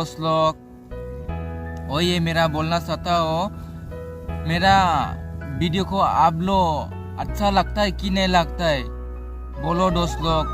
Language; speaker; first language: Hindi; non-native, local second language; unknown